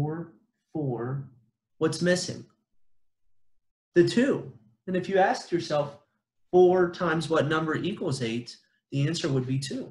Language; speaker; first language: English; native; English